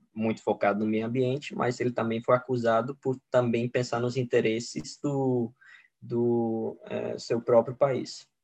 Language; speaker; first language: Portuguese; non-native, fluent; Swedish